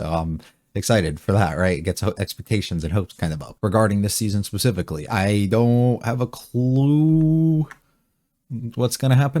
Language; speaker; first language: English; native; English